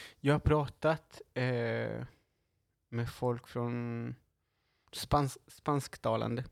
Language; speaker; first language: Swedish; non-native, fluent; Spanish